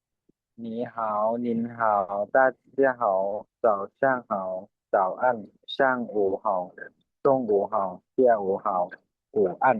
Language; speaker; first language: Chinese; non-native, learner; Lao